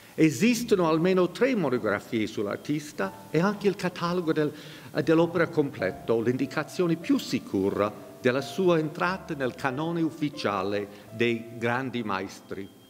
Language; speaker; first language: Italian; non-native, fluent; English